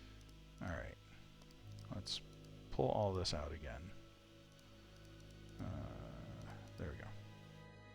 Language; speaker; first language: English; native; English